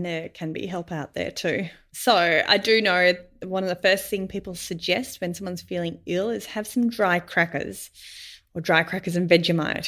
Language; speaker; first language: English; native; English